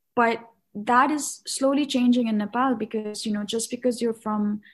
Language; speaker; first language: English; non-native, local second language; Nepali